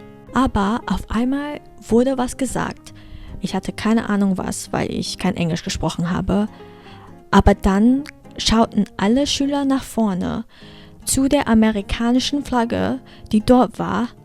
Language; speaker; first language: German; early bilingual, heritage; German